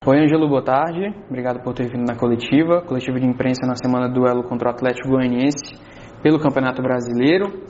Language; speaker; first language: Portuguese; native; Portuguese